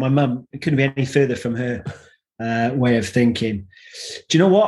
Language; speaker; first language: English; native; English